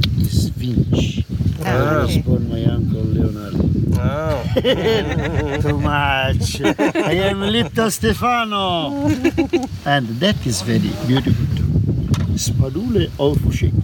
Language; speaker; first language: English; non-native, learner; Italian